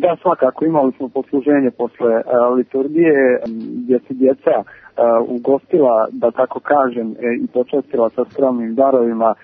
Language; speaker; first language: Serbian; native; Serbian